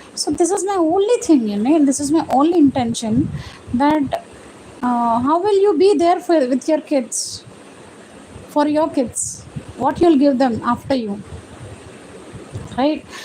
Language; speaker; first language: English; non-native, local second language; Telugu